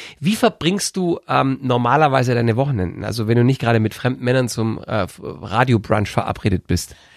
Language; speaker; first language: German; native; German